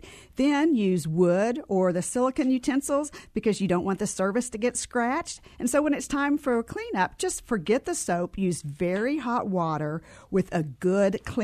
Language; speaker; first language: English; native; English